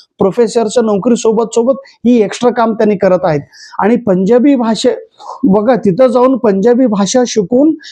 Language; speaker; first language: Marathi; non-native, local second language; Kannada